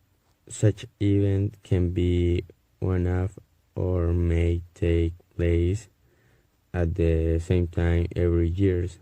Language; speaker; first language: English; non-native, learner; Spanish